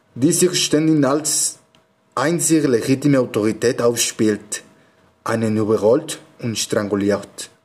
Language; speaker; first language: German; non-native, learner; Spanish